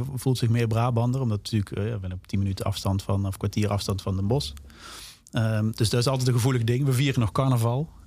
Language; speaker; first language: Dutch; native; Dutch